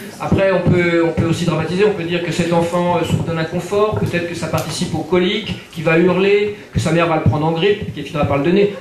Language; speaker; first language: French; native; French